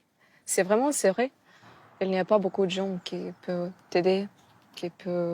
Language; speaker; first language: French; non-native, learner; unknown